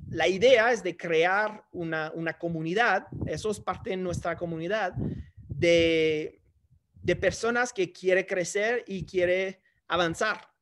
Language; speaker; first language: Spanish; non-native, fluent; English